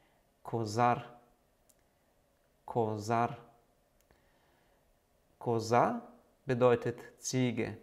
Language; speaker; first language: German; non-native, fluent; Bulgarian